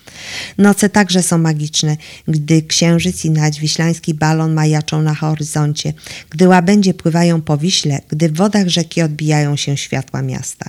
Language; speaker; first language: Polish; native; Polish